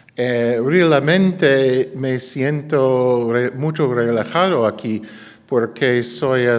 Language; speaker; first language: Spanish; non-native, learner; English